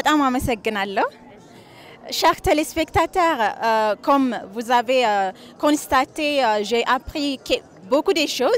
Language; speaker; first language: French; non-native, fluent; Amharic